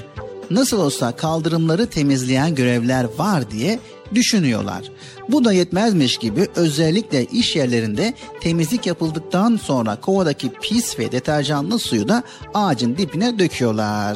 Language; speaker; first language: Turkish; native; Turkish